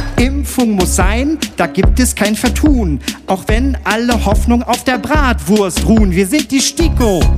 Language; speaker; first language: German; native; German